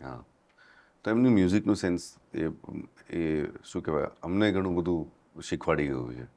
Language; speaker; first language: Gujarati; non-native, local second language; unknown